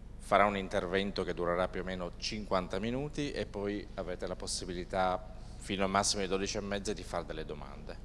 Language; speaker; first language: Italian; native; Italian